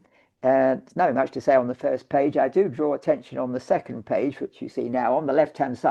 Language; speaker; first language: English; native; English